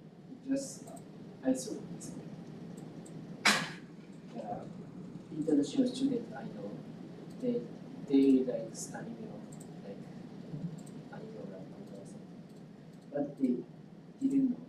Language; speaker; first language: English; non-native, local second language; Japanese